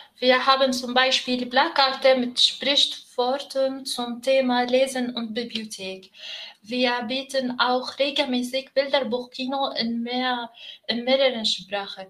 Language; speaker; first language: German; non-native, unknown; Arabic